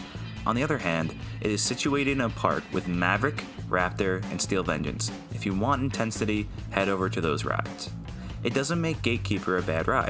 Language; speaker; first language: English; native; English